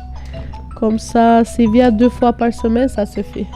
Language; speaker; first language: French; non-native, learner; Albanian